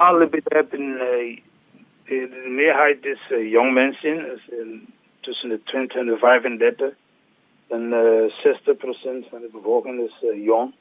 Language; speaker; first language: Dutch; non-native, learner; English